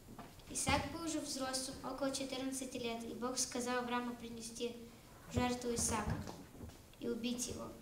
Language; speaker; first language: Russian; early bilingual, heritage; Russian